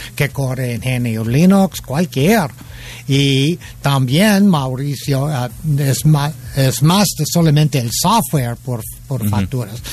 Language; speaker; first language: Spanish; non-native, fluent; English